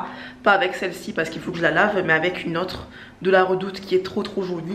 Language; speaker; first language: French; native; French